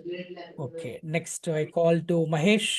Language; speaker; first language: English; non-native, local second language; Telugu